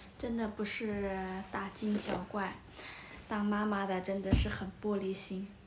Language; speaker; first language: Chinese; non-native, fluent; Lao